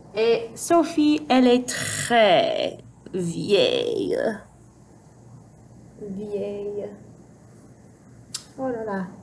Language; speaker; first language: French; non-native, fluent; English